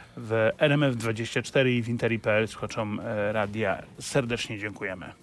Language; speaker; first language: Polish; native; Polish